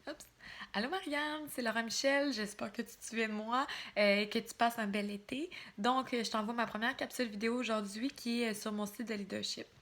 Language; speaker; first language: French; native; French